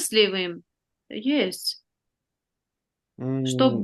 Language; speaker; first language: Russian; non-native, fluent; Armenian